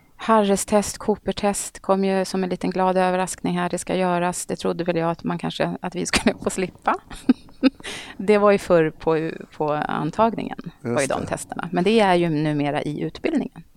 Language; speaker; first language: Swedish; native; Swedish